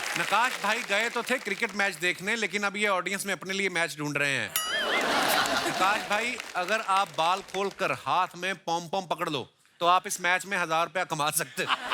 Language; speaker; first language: Hindi; non-native, local second language; Punjabi